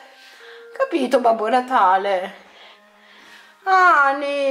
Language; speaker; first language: Italian; native; Italian